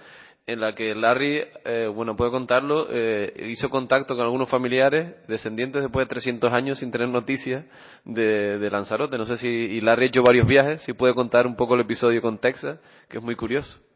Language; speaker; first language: Spanish; native; Spanish